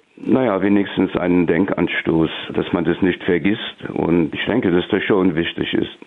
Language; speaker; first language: German; non-native, local second language; Luxembourgish